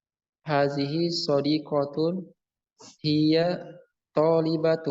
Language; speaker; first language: Arabic; non-native, learner; Indonesian